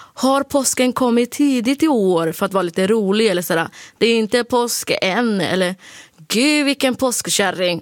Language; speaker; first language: Swedish; early bilingual, other home language; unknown